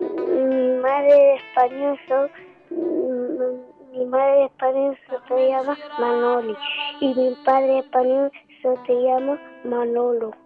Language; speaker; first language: Spanish; non-native, learner; Arabic